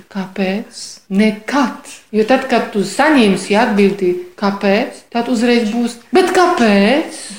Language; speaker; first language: Latvian; non-native, fluent; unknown